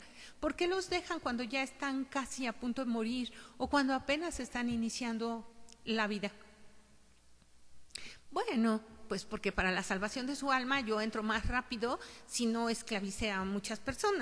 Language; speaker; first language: Spanish; native; Spanish